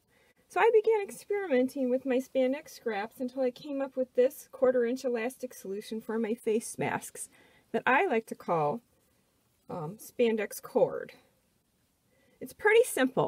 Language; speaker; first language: English; native; English